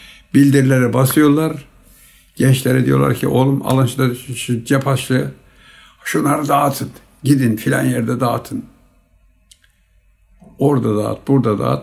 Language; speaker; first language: Turkish; native; Turkish